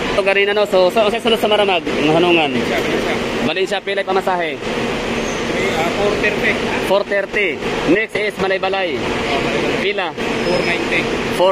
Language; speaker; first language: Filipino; non-native, local second language; Cebuano